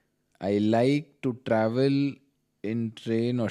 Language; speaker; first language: English; non-native, local second language; Hindi